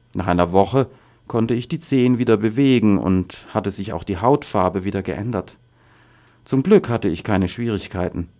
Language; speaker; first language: German; non-native, fluent; Arabic